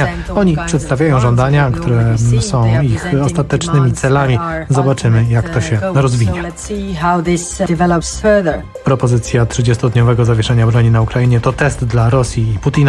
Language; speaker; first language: Polish; native; Polish